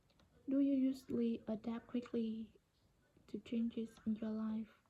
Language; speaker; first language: English; non-native, learner; Vietnamese